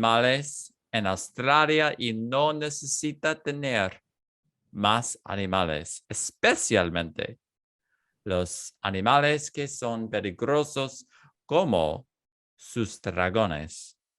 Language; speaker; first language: Spanish; non-native, learner; English